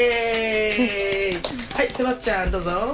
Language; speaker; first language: Japanese; native; Japanese